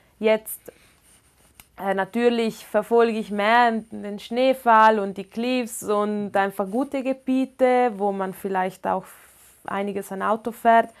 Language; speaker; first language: German; non-native, local second language; Ladin